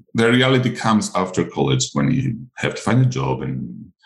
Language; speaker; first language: English; non-native, fluent; Greek